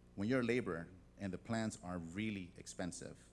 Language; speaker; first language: English; native; English